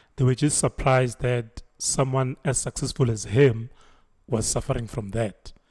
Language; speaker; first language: English; non-native, local second language; Zulu